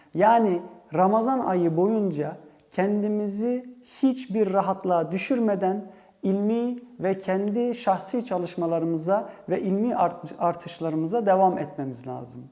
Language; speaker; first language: Turkish; early bilingual, heritage; Turkish